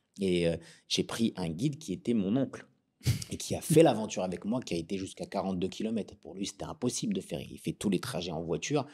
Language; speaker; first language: French; non-native, local second language; Arabic